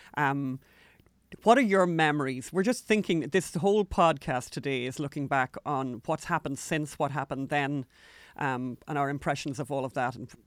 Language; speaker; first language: English; native; English